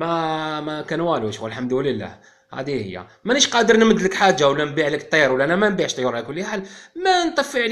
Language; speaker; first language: Arabic; native; Arabic